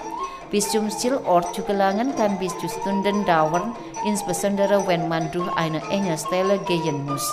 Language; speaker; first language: German; non-native, fluent; Indonesian